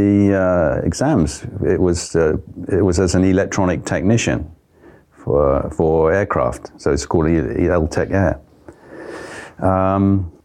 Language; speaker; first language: English; native; English